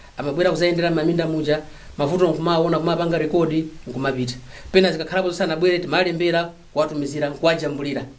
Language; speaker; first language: Nyanja; non-native, local second language; Tumbuka